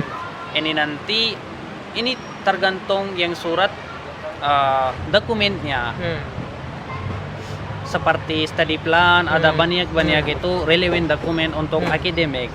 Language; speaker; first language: Indonesian; non-native, learner; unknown